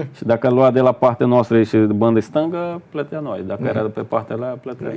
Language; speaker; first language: Romanian; non-native, learner; Portuguese